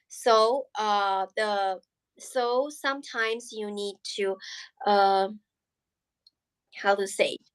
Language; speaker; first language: English; non-native, learner; Chinese